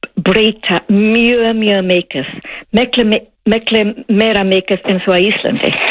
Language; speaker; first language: Icelandic; non-native, learner; Hebrew